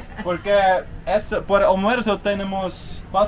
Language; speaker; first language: Spanish; non-native, learner; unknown